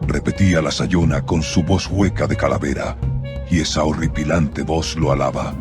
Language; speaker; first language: Spanish; native; Spanish